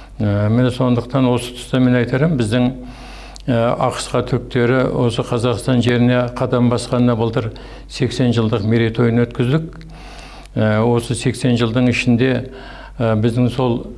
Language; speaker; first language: Kazakh; non-native, local second language; Turkish